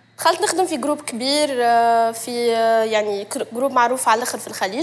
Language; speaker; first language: Arabic; native; Arabic